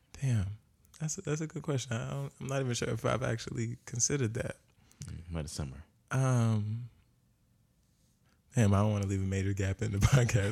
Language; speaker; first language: English; native; English